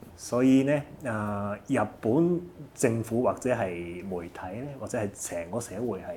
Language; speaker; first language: Cantonese; non-native, fluent; Japanese